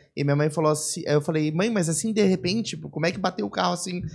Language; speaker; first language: Portuguese; native; Portuguese